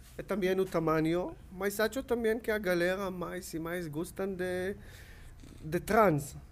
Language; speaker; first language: Portuguese; non-native, learner; Hebrew